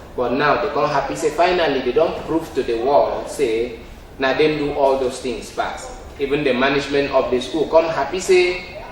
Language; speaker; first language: Nigerian Pidgin; non-native, local second language; Ibibio